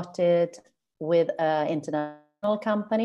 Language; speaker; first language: English; non-native, fluent; Swedish